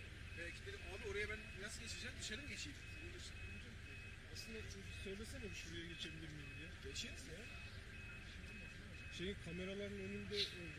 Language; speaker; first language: Turkish; native; Turkish